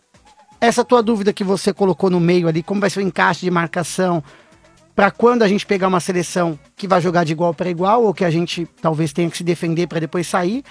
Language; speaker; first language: Portuguese; native; Portuguese